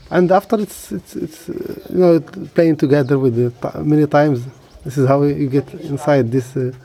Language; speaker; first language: English; non-native, learner; Arabic